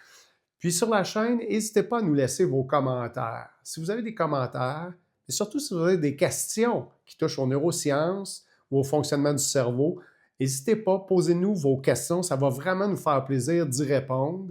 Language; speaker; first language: French; native; French